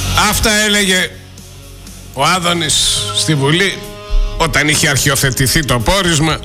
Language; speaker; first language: Greek; native; Greek